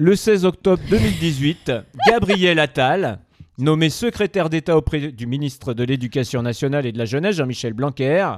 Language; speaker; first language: French; native; French